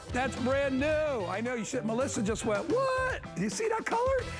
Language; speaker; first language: English; native; English